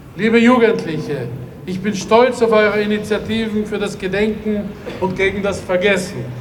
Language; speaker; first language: German; native; German